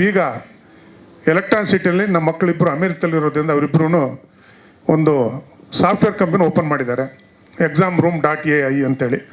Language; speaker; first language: Kannada; native; Kannada